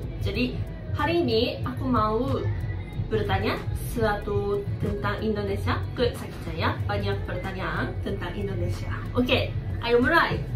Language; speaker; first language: Indonesian; non-native, fluent; Japanese